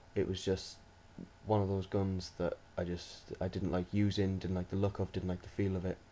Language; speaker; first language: English; native; English